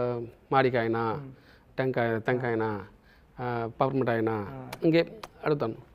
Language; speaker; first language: Telugu; non-native, local second language; Tamil